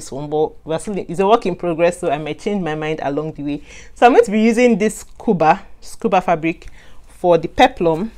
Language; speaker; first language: English; non-native, local second language; Igbo